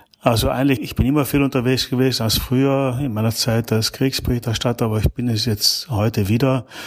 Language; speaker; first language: German; native; German